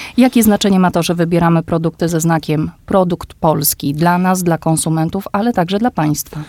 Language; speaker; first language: Polish; native; Polish